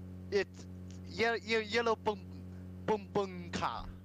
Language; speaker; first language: English; non-native, learner; Chinese